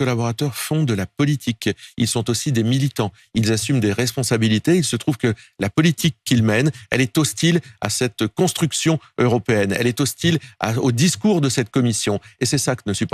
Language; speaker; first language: French; native; French